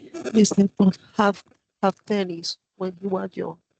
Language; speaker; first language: English; non-native, learner; Spanish